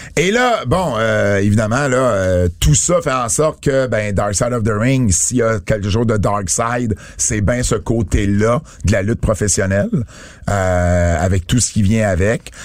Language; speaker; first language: French; native; French